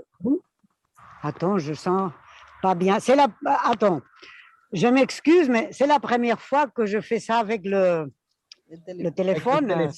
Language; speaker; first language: French; non-native, fluent; Spanish